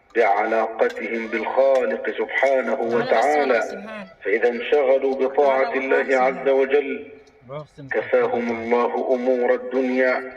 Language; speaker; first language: Arabic; native; Arabic